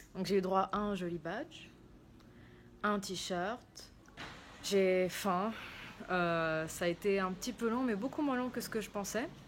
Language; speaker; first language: French; early bilingual, other home language; Portuguese